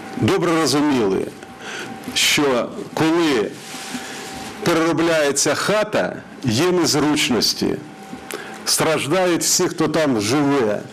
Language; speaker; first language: Ukrainian; non-native, local second language; Russian